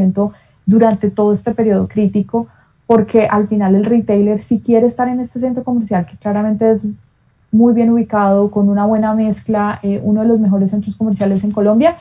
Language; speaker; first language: Spanish; native; Spanish